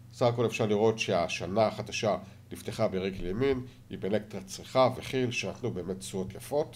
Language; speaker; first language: Hebrew; native; Hebrew